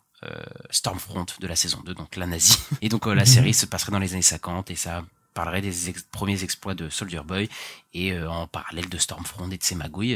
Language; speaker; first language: French; native; French